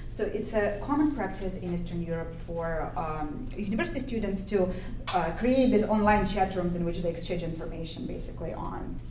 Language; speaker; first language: English; non-native, fluent; Ukrainian